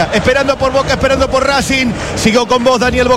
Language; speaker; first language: Spanish; native; Spanish